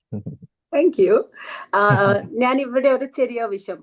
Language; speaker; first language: Malayalam; non-native, learner; Telugu